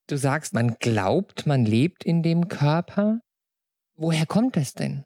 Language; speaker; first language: German; native; German